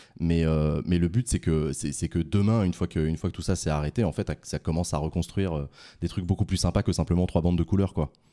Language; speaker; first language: French; native; French